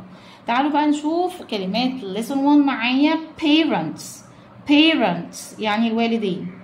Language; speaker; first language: Arabic; native; Arabic